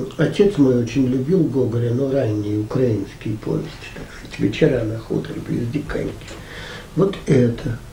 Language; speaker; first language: Russian; native; Russian